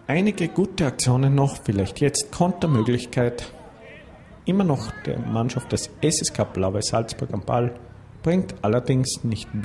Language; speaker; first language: German; native; German